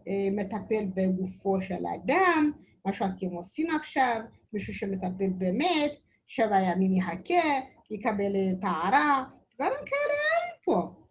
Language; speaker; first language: Hebrew; non-native, learner; Amharic